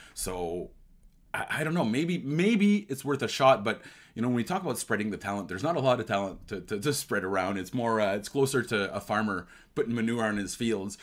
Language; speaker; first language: English; native; English